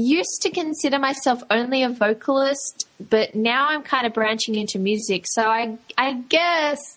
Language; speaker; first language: English; native; English